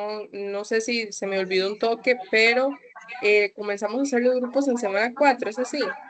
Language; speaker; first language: Spanish; native; Spanish